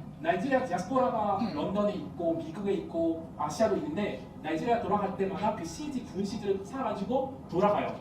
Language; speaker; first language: Korean; non-native, fluent; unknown